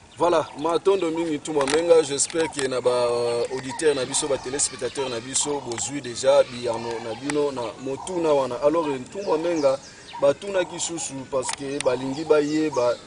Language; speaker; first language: Lingala; non-native, local second language; Kongo